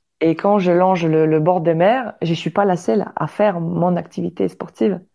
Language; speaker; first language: French; non-native, fluent; Polish